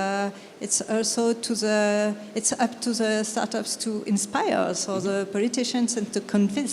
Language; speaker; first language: English; non-native, fluent; French